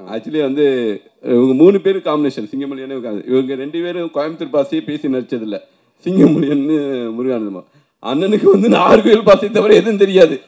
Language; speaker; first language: Tamil; native; Tamil